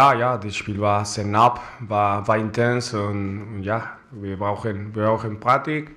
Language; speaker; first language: German; non-native, fluent; Spanish